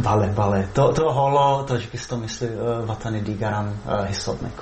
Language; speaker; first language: Tajik; non-native, fluent; Czech